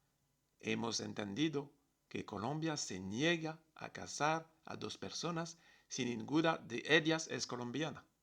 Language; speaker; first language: Spanish; non-native, fluent; French